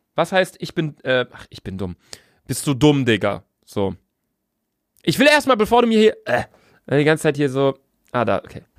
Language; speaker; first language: German; native; German